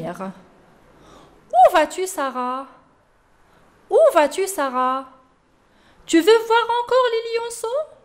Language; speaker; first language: French; non-native, local second language; Arabic